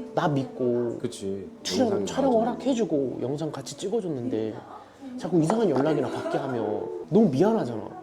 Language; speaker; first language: Korean; native; Korean